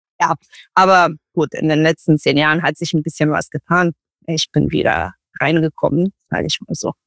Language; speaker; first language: German; non-native, fluent; Romanian